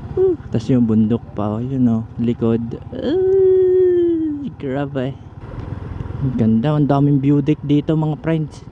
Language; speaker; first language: Filipino; native; Filipino